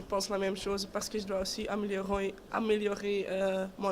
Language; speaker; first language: French; non-native, local second language; Dutch